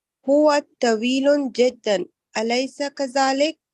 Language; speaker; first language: Arabic; non-native, learner; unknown